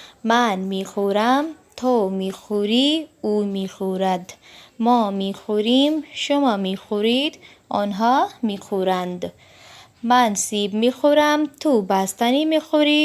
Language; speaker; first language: Persian; non-native, fluent; Urdu